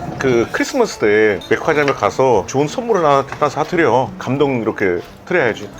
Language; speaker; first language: Korean; non-native, fluent; Italian